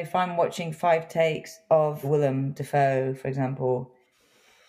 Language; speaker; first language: English; native; English